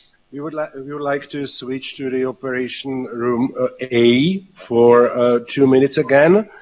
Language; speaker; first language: English; non-native, fluent; Czech